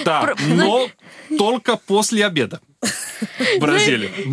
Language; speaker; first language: Russian; non-native, learner; Portuguese